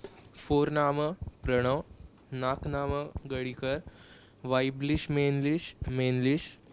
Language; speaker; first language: German; non-native, learner; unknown